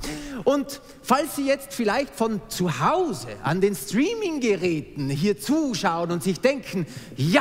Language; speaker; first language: German; native; German